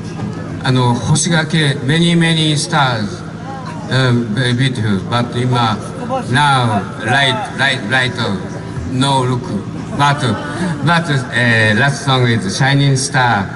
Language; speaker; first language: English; non-native, learner; Japanese